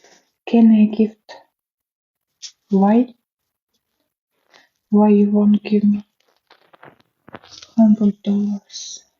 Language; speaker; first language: English; non-native, learner; Russian